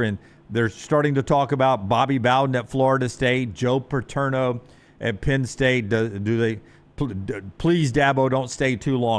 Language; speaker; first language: English; native; English